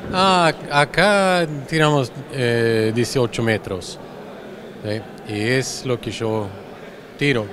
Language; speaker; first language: Spanish; non-native, learner; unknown